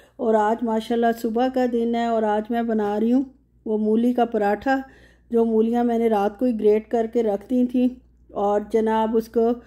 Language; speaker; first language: Urdu; native; Urdu